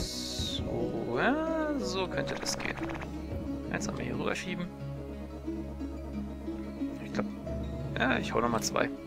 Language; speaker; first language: German; native; German